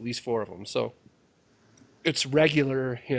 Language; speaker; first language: English; native; English